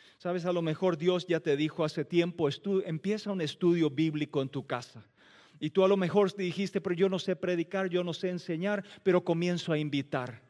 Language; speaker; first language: Spanish; non-native, local second language; Plautdietsch